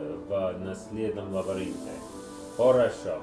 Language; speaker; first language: Russian; non-native, learner; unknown